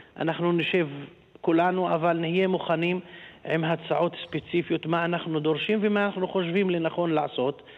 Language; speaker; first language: Hebrew; non-native, local second language; Arabic